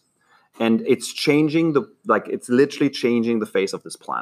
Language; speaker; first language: English; non-native, fluent; German